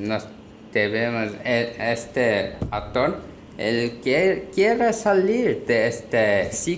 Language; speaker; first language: Spanish; non-native, learner; Korean